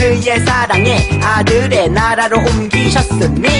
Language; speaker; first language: Korean; native; Korean